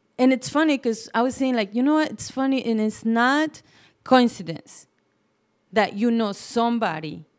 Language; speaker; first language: English; non-native, fluent; Spanish